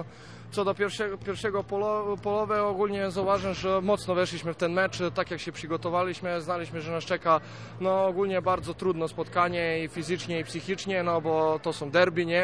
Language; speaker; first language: Polish; non-native, fluent; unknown